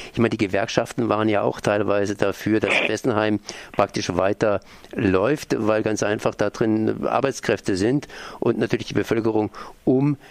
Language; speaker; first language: German; native; German